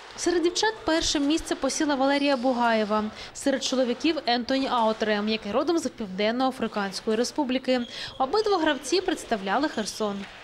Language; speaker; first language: Ukrainian; native; Ukrainian